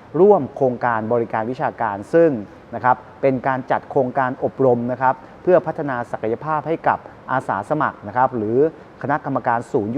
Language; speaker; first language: Thai; native; Thai